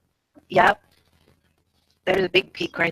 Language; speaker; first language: English; native; English